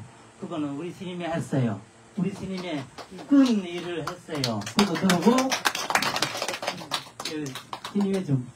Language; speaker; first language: Korean; non-native, fluent; Bangla